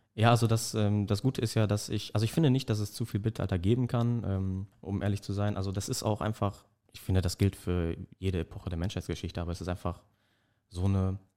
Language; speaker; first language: German; native; German